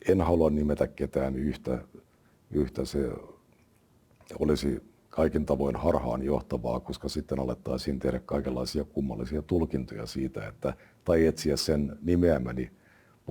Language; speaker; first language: Finnish; native; Finnish